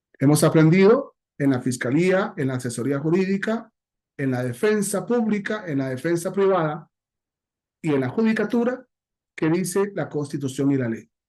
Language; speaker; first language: Spanish; native; Spanish